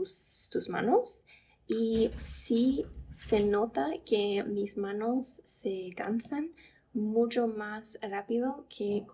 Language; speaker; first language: Spanish; non-native, fluent; English